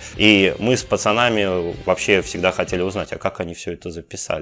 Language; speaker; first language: Russian; native; Russian